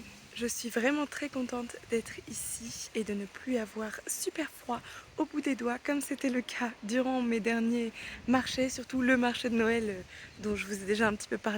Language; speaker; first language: French; native; French